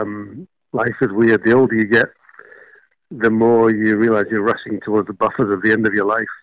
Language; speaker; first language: English; native; English